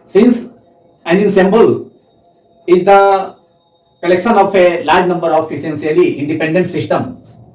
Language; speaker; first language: English; non-native, local second language; Hindi